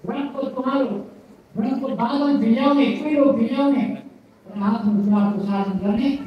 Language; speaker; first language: Nepali; native; Nepali